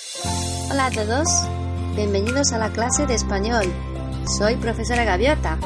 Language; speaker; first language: Spanish; non-native, fluent; Chinese